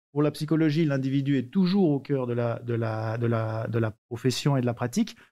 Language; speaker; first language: French; native; French